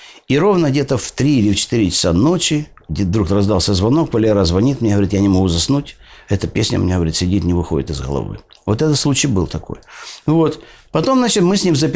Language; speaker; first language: Russian; native; Russian